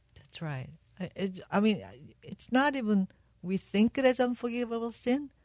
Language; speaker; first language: English; non-native, fluent; Korean